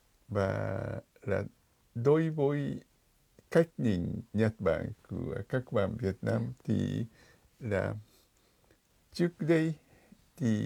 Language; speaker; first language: Vietnamese; non-native, fluent; Japanese